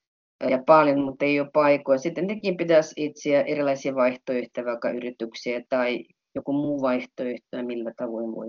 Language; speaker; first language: Finnish; non-native, fluent; Russian